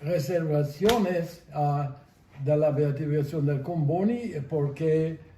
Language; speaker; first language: Spanish; non-native, fluent; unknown